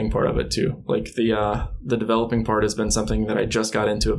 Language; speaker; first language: English; native; English